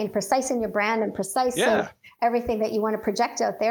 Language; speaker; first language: English; native; English